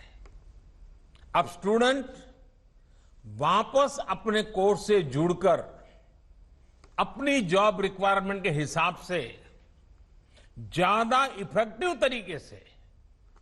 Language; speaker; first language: Hindi; non-native, local second language; Gujarati